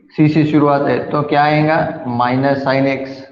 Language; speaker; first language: Hindi; non-native, local second language; Marathi